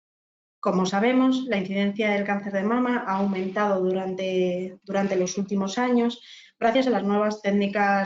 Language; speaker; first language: Spanish; native; Spanish